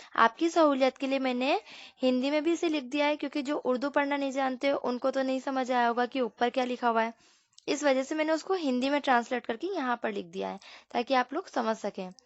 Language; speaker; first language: Hindi; native; Hindi